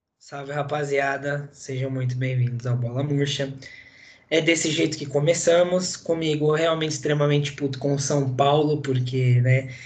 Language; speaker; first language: Portuguese; native; Portuguese